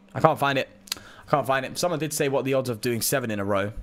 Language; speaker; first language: English; native; English